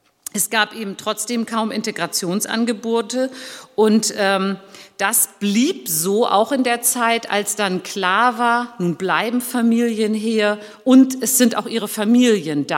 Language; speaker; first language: German; early bilingual, other home language; Turkish